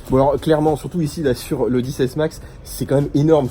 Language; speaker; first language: French; native; French